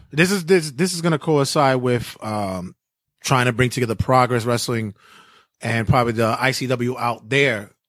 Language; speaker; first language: English; native; English